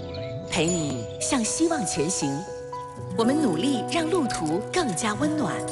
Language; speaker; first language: Chinese; native; Chinese